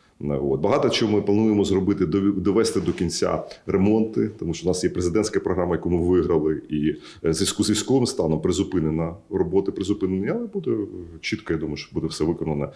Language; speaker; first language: Ukrainian; native; Ukrainian